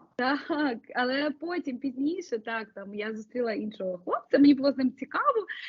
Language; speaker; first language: Ukrainian; native; Ukrainian